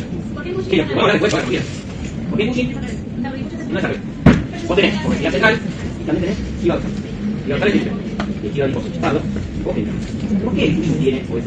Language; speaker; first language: Spanish; native; Spanish